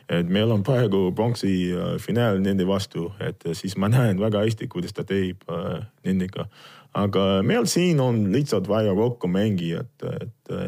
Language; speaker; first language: Estonian; non-native, fluent; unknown